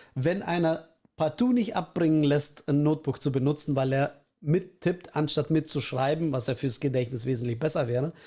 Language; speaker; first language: German; early bilingual, other home language; Russian